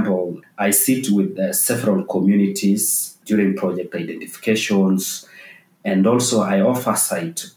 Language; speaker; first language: English; non-native, local second language; Masai